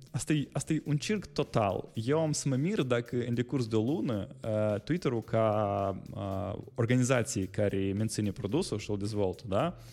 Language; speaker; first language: Romanian; native; Romanian